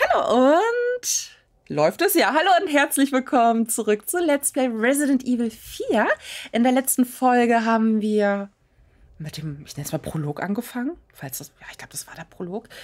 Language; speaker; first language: German; native; German